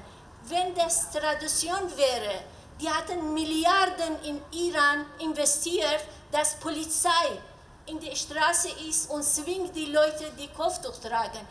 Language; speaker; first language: German; non-native, learner; Persian